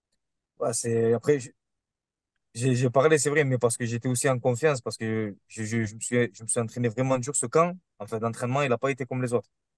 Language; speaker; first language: French; native; French